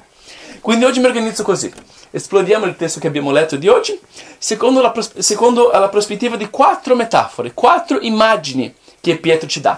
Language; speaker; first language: Italian; non-native, fluent; Portuguese